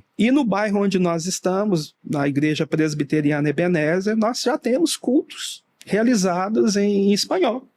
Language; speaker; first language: Portuguese; native; Portuguese